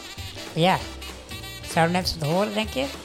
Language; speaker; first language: Dutch; native; Dutch